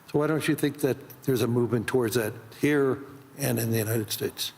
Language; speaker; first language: English; native; English